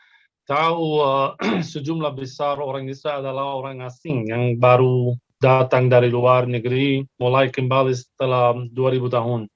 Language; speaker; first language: Indonesian; non-native, fluent; Arabic